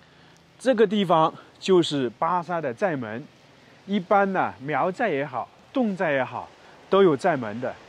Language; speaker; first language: Chinese; native; Chinese